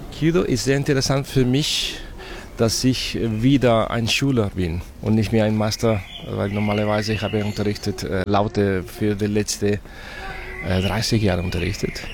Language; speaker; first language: German; non-native, fluent; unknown